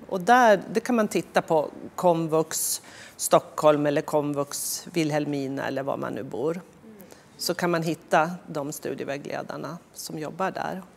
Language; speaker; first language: Swedish; native; Swedish